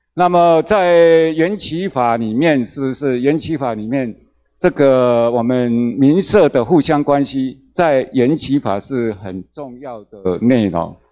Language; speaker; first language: Chinese; native; Chinese